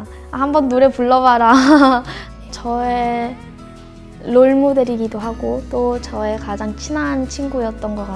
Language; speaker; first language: Korean; early bilingual, other home language; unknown